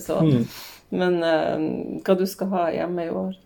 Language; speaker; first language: Norwegian; native; Norwegian